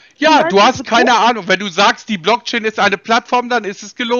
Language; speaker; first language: German; native; German